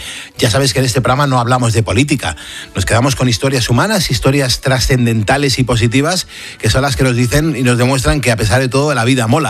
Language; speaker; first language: Spanish; native; Spanish